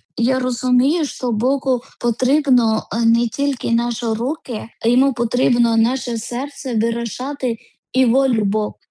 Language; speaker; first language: Ukrainian; non-native, learner; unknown